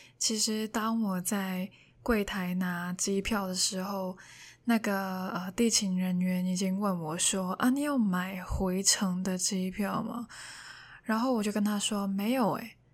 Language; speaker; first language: Chinese; non-native, local second language; Cantonese